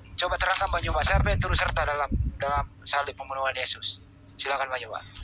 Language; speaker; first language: Indonesian; native; Indonesian